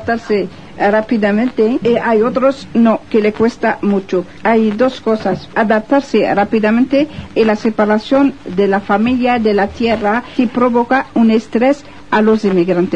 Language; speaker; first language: Spanish; non-native, fluent; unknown